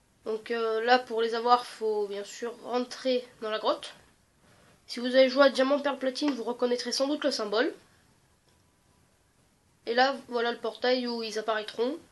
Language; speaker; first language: French; native; French